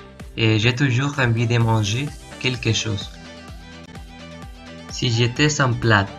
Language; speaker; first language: French; non-native, learner; Spanish